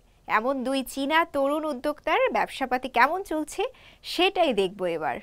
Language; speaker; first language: Bangla; native; Bangla